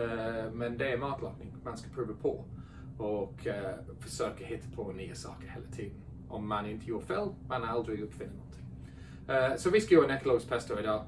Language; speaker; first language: Swedish; non-native, fluent; English